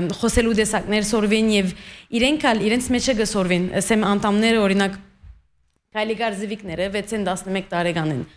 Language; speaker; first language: Armenian; early bilingual, heritage; Armenian